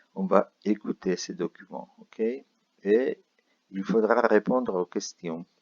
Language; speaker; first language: French; non-native, fluent; Spanish